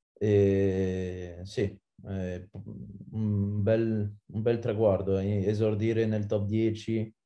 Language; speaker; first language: Italian; non-native, fluent; French